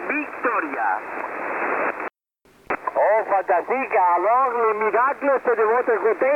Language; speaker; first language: French; non-native, learner; Spanish